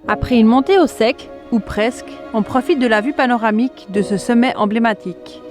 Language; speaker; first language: French; native; French